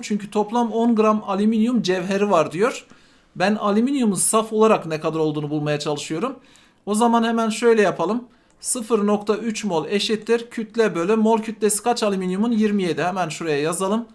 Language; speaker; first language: Turkish; native; Turkish